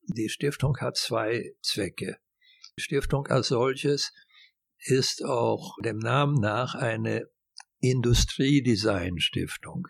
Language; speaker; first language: German; non-native, fluent; Swedish